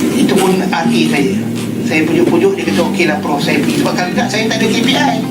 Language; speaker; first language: Malay; native; Malay